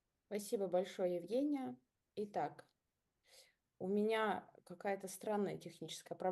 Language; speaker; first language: Russian; native; Russian